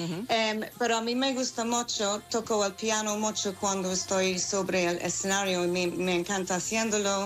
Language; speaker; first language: Spanish; non-native, fluent; English